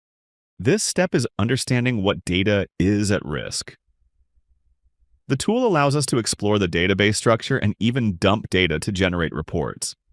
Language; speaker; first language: English; non-native, fluent; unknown